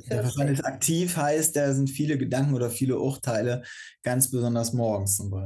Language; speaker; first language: German; native; German